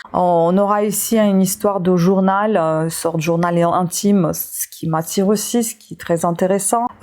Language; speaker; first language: French; non-native, fluent; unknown